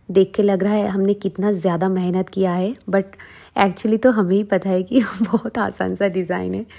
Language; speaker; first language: Hindi; non-native, local second language; Bangla